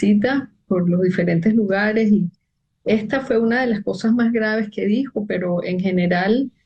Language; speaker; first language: Spanish; native; Spanish